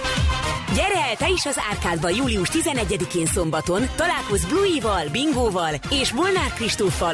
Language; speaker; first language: Hungarian; native; Hungarian